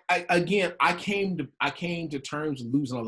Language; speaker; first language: English; native; English